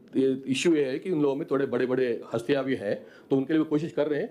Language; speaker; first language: Hindi; non-native, local second language; Telugu